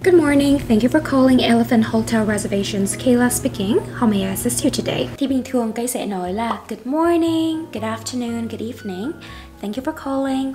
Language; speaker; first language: English; non-native, fluent; Vietnamese